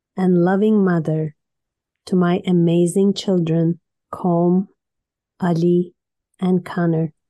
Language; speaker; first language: English; non-native, fluent; Turkish